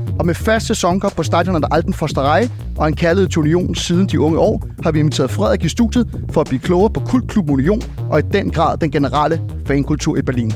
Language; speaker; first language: Danish; native; Danish